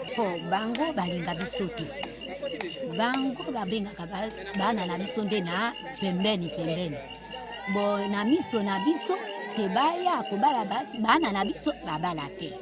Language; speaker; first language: Lingala; non-native, local second language; Mongo